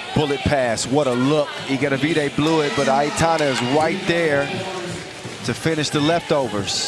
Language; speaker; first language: English; native; English